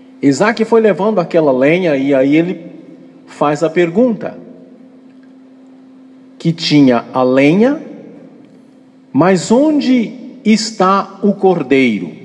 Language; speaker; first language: Portuguese; native; Portuguese